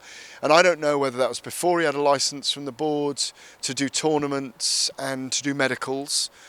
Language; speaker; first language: English; native; English